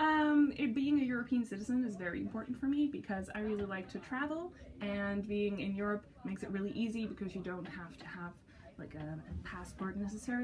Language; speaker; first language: English; non-native, fluent; Dutch